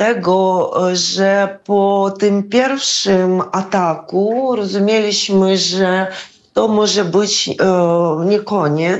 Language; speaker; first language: Polish; non-native, fluent; Ukrainian